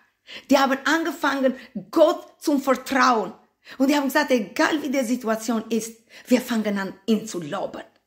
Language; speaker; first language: German; non-native, fluent; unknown